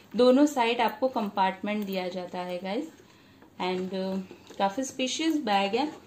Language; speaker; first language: Hindi; non-native, local second language; Bangla